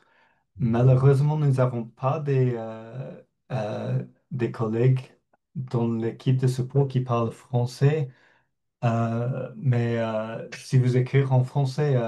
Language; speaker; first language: French; non-native, fluent; English